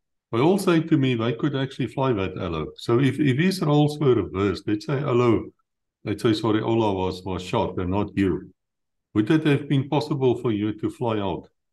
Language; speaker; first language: English; non-native, local second language; Afrikaans